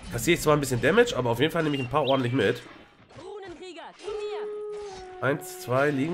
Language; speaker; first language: German; native; German